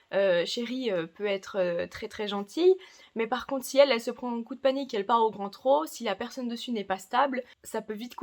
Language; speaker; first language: French; native; French